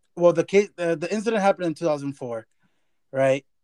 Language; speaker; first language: English; early bilingual, other home language; Spanish